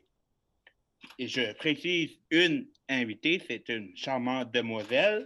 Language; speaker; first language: French; native; French